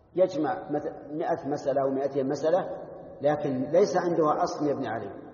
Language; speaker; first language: Arabic; native; Arabic